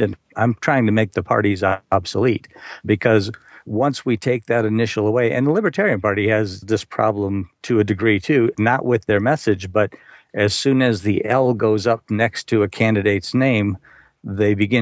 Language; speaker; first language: English; native; English